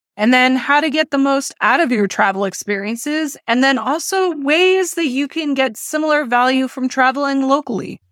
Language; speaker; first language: English; native; English